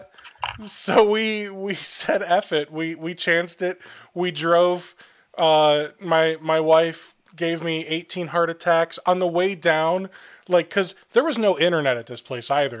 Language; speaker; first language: English; native; English